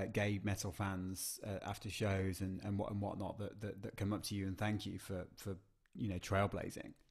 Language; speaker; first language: English; native; English